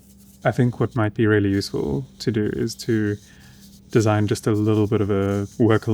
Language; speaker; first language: English; native; English